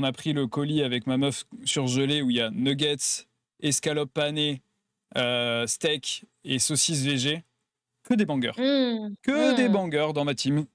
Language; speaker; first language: French; native; French